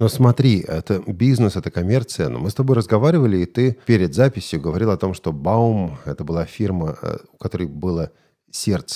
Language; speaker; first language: Russian; native; Russian